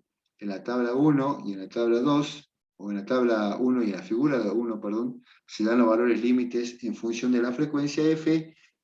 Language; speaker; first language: Spanish; native; Spanish